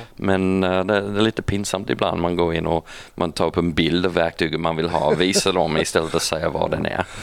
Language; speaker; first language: Swedish; non-native, fluent; English